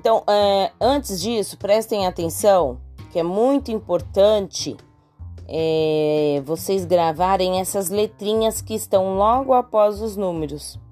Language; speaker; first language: Portuguese; native; Portuguese